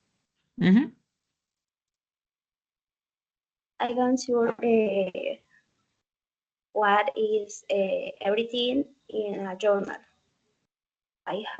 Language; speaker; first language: English; non-native, learner; Spanish